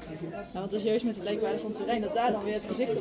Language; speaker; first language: Dutch; native; Dutch